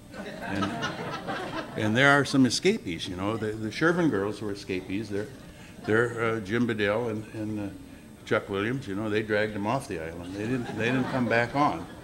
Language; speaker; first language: English; native; English